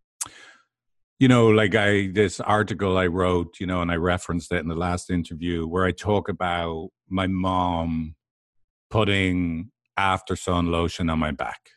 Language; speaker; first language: English; native; English